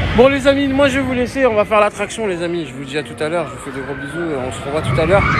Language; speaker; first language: French; early bilingual, other home language; Arabic